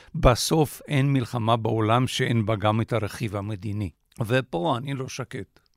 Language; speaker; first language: Hebrew; non-native, fluent; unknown